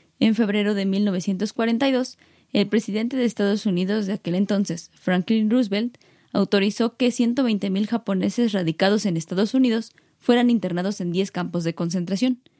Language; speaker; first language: Spanish; native; Spanish